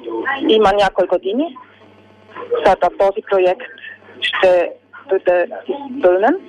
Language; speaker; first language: Bulgarian; non-native, learner; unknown